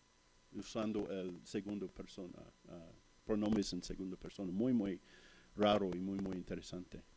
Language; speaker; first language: Spanish; non-native, fluent; English